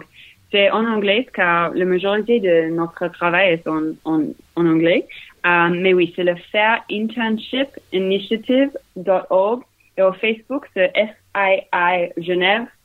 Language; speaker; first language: French; non-native, learner; English